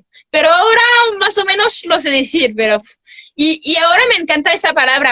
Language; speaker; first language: Spanish; non-native, fluent; French